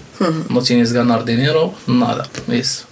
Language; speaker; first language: Spanish; non-native, learner; Arabic